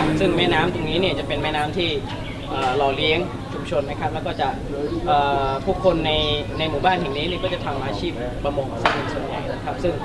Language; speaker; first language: Thai; native; Thai